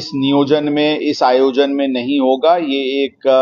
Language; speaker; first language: Hindi; non-native, local second language; Marathi